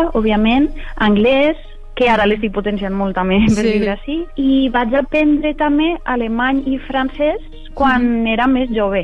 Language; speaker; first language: Catalan; native; Catalan